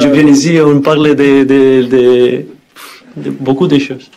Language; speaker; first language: French; non-native, learner; Spanish